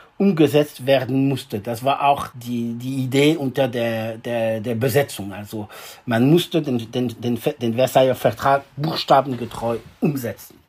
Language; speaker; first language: German; non-native, fluent; French